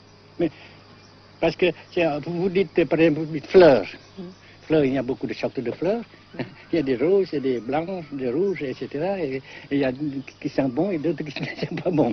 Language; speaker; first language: French; non-native, fluent; Vietnamese